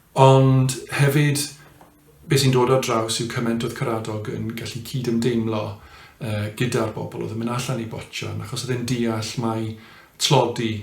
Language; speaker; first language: Welsh; non-native, local second language; English